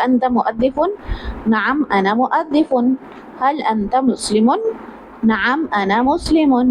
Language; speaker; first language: Arabic; non-native, learner; Urdu